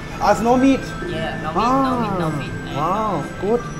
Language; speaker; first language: English; non-native, learner; German